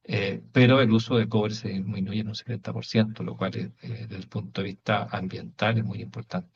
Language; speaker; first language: Spanish; native; Spanish